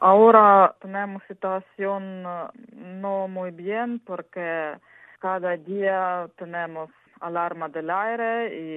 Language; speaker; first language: Spanish; non-native, learner; Ukrainian